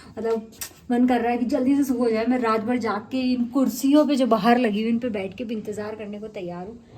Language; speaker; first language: Hindi; native; Hindi